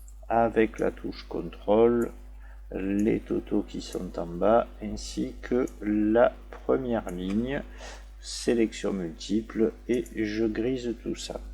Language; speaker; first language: French; native; French